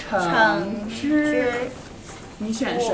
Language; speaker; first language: Chinese; non-native, learner; English